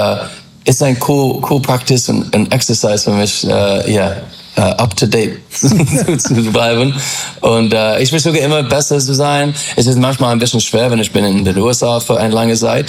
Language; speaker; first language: German; non-native, learner; English